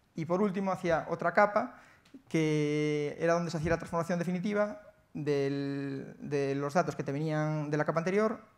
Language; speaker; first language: Spanish; native; Spanish